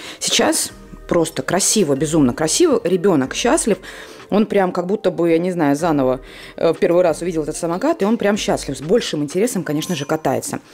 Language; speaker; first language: Russian; non-native, local second language; Latvian